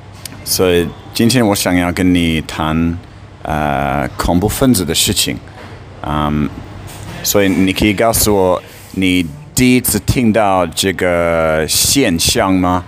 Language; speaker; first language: Chinese; non-native, fluent; English